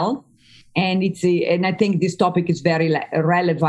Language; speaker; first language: English; non-native, fluent; Italian